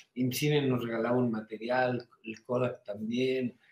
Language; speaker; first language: Spanish; native; Spanish